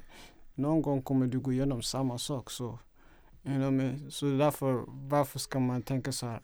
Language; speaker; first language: Swedish; non-native, fluent; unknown